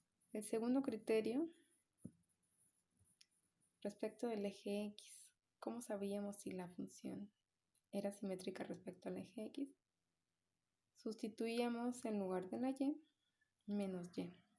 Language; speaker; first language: Spanish; native; Spanish